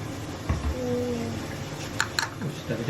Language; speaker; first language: Japanese; native; Japanese